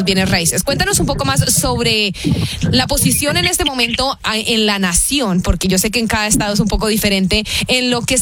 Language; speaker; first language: Spanish; early bilingual, heritage; Spanish